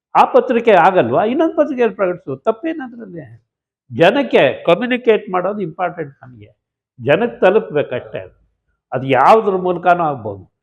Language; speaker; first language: Kannada; native; Kannada